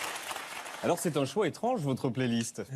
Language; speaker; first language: French; native; French